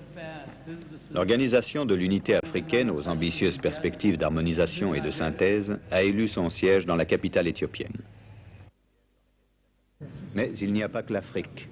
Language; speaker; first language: French; native; French